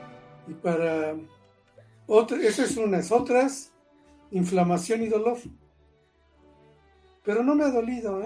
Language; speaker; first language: Spanish; native; Spanish